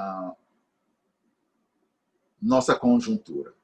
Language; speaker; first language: Portuguese; non-native, fluent; English